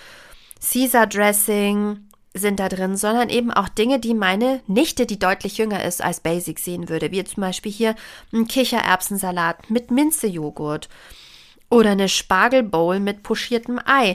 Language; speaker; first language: German; native; German